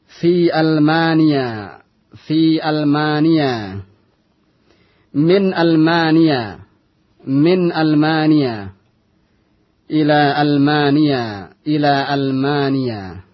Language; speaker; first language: Arabic; non-native, fluent; Indonesian